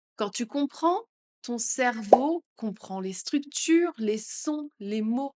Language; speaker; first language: French; native; French